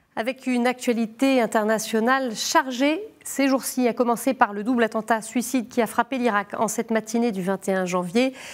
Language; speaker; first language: French; native; French